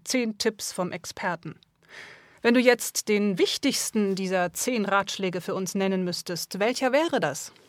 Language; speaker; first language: German; native; German